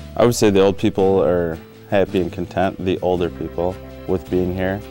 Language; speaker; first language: English; native; English